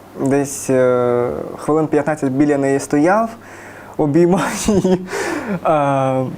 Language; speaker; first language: Ukrainian; native; Ukrainian